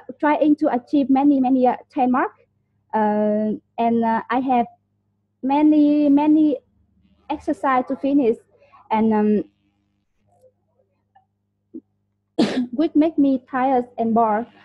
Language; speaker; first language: English; non-native, learner; Vietnamese